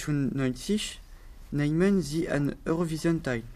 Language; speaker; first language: German; non-native, learner; French